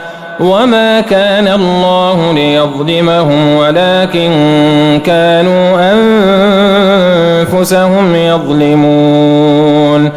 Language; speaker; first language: Arabic; native; Arabic